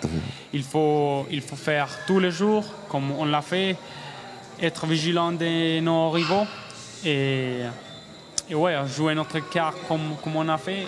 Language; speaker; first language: French; non-native, learner; Spanish